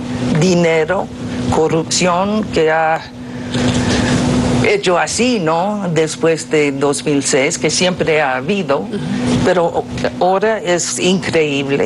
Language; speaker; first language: Spanish; non-native, fluent; English